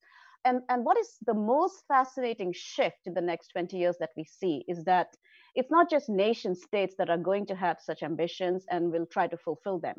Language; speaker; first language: English; non-native, local second language; Assamese